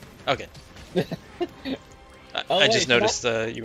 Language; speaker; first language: English; native; English